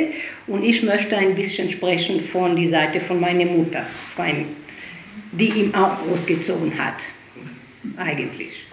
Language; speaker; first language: German; early bilingual, heritage; German